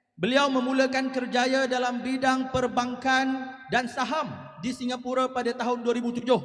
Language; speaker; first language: Malay; native; Malay